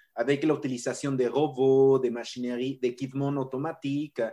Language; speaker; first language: French; non-native, fluent; Spanish